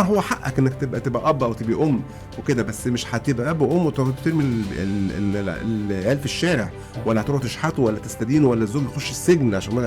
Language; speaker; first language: Arabic; native; Arabic